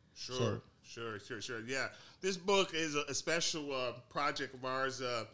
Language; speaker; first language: English; native; English